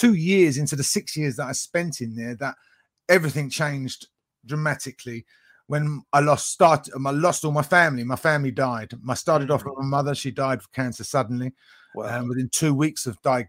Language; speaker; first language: English; native; English